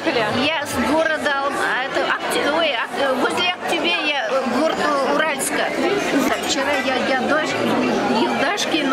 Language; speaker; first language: Russian; non-native, local second language; Kazakh